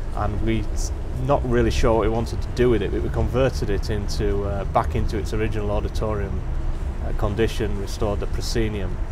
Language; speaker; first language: English; native; English